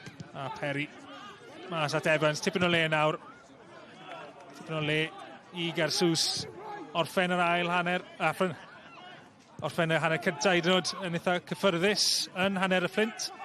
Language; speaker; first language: Welsh; native; Welsh